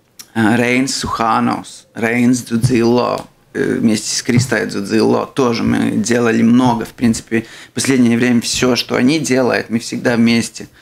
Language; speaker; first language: Russian; non-native, local second language; Latvian